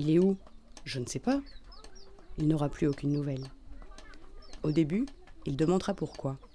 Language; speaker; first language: French; native; French